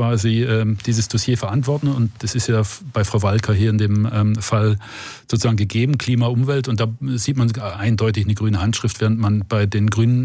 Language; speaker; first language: German; native; German